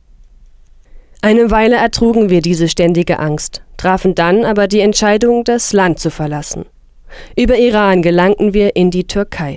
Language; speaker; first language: German; non-native, fluent; Persian